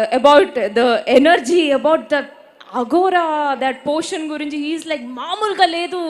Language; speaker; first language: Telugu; non-native, learner; Malayalam